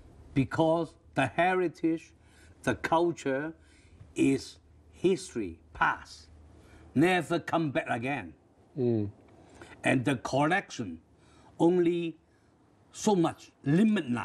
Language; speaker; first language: English; non-native, local second language; Cantonese